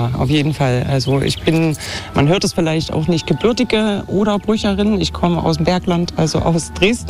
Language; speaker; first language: German; native; German